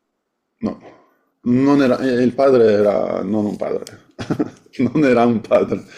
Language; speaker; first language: Italian; non-native, fluent; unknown